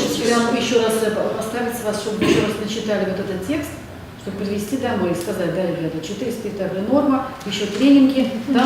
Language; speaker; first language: Russian; native; Russian